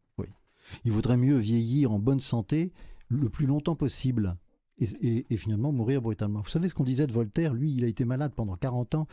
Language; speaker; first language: French; native; French